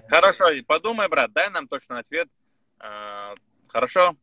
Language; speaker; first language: Russian; native; Russian